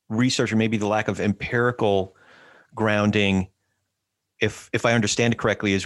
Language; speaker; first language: English; native; English